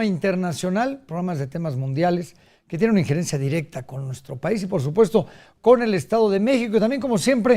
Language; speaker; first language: Spanish; native; Spanish